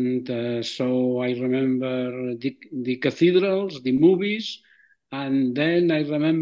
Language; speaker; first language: English; non-native, fluent; Catalan